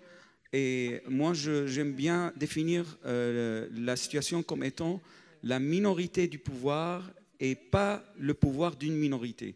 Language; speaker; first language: French; non-native, fluent; Arabic